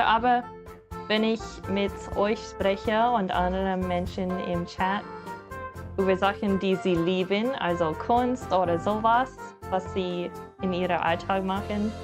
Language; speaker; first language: German; non-native, learner; English